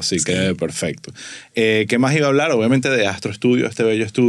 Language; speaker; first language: Spanish; native; Spanish